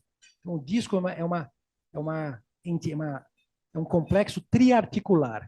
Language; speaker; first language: Portuguese; native; Portuguese